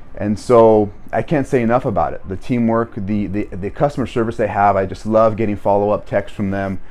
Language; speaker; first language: English; native; English